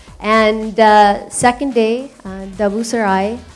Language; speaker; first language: Hindi; non-native, learner; English